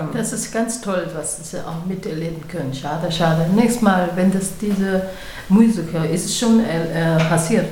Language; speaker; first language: German; non-native, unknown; Chinese